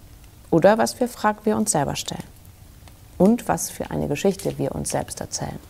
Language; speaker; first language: German; native; German